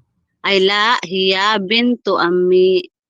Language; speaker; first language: Arabic; non-native, learner; Filipino